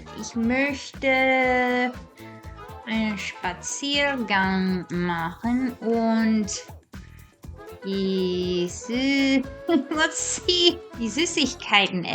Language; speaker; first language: German; non-native, fluent; English